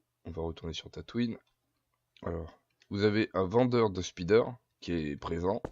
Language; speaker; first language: French; native; French